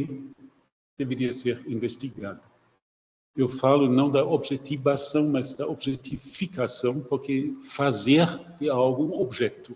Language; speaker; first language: Portuguese; non-native, fluent; German